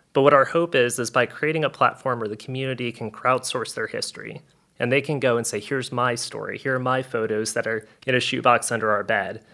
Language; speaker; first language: English; native; English